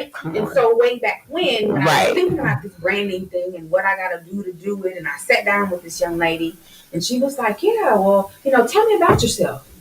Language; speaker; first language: English; native; English